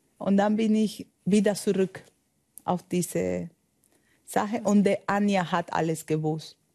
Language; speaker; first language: German; non-native, learner; Spanish